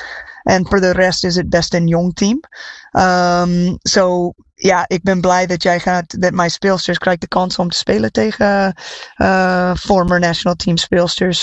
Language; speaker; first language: Dutch; non-native, fluent; English